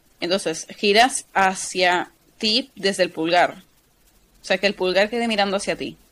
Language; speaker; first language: Spanish; early bilingual, other home language; Portuguese